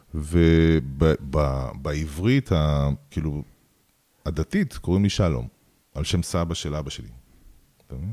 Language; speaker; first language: Hebrew; early bilingual, other home language; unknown